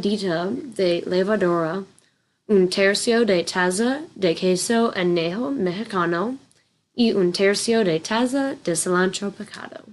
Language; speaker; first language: Spanish; non-native, learner; English